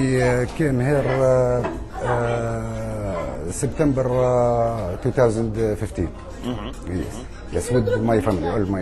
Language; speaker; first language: English; non-native, learner; Arabic